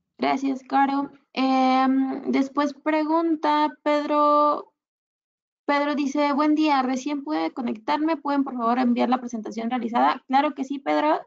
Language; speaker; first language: Spanish; native; Spanish